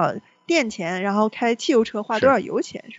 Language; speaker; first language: Chinese; native; Chinese